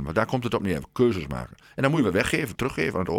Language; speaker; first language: Dutch; native; Dutch